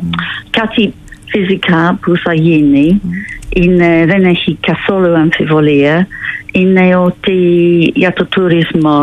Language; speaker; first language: Greek; non-native, learner; English